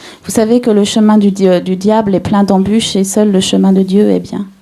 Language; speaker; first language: French; native; French